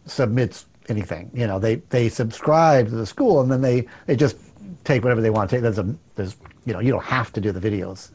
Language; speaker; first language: English; native; English